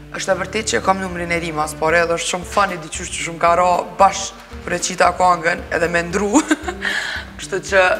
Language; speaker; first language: Albanian; early bilingual, heritage; Albanian